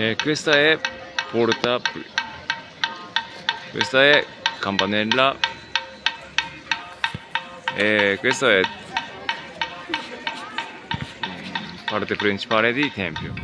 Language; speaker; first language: Italian; non-native, learner; Japanese